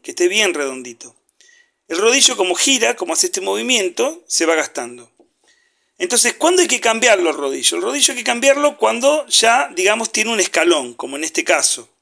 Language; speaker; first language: Spanish; native; Spanish